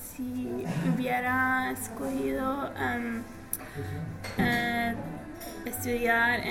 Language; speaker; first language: Spanish; non-native, learner; English